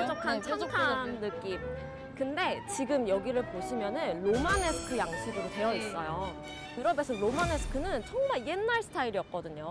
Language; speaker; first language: Korean; native; Korean